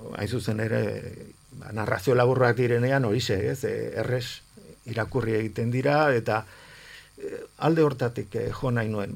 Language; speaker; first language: Basque; non-native, local second language; Spanish